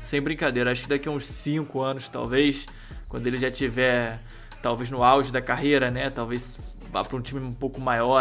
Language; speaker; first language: Portuguese; native; Portuguese